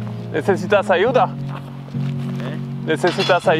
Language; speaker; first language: Spanish; non-native, learner; French